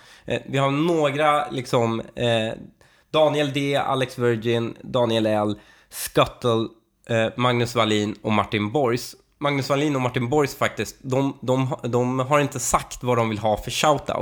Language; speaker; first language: Swedish; native; Swedish